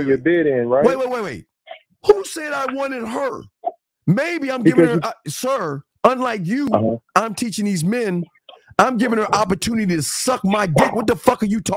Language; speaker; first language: English; native; English